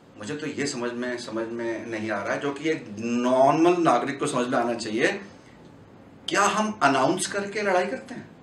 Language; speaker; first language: Hindi; native; Hindi